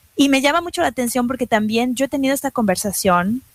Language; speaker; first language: Spanish; native; Spanish